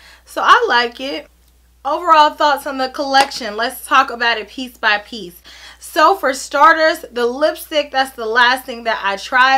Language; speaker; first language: English; native; English